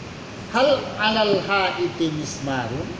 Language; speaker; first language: Arabic; non-native, fluent; Indonesian